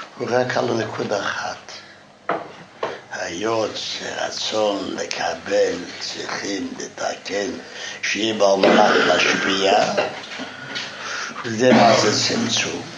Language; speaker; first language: Hebrew; non-native, fluent; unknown